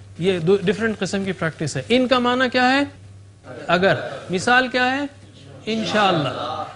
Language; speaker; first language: Urdu; native; Urdu